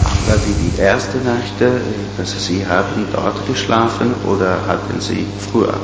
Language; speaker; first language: German; non-native, learner; Italian